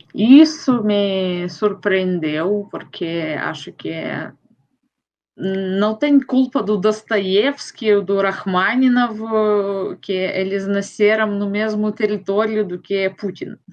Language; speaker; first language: Portuguese; non-native, fluent; Russian